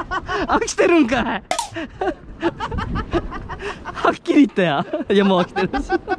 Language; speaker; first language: Japanese; native; Japanese